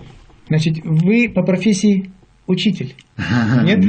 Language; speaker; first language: Russian; native; Russian